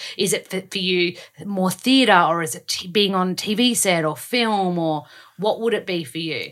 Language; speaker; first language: English; native; English